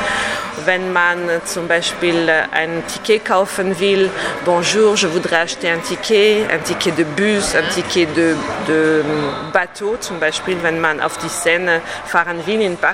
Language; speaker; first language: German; non-native, fluent; French